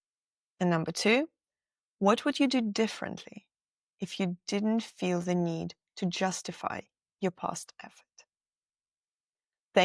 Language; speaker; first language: English; non-native, fluent; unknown